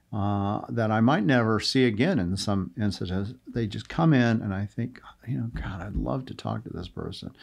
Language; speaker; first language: English; native; English